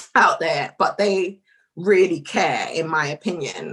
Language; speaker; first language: English; native; English